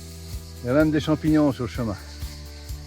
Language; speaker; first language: French; native; French